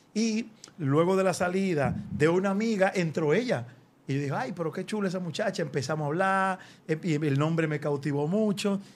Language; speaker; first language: Spanish; native; Spanish